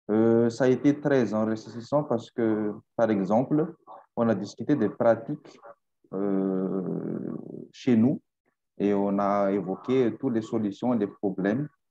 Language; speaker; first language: French; non-native, local second language; Malagasy